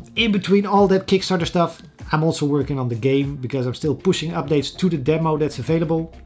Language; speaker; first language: English; non-native, fluent; Dutch